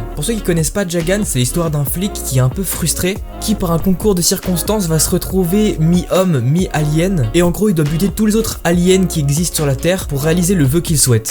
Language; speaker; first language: French; native; French